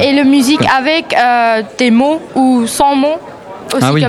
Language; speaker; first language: French; non-native, learner; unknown